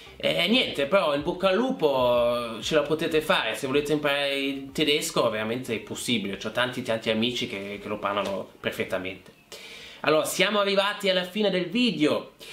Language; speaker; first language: Italian; non-native, fluent; German